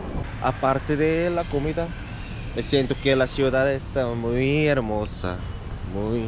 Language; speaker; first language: Spanish; non-native, learner; Korean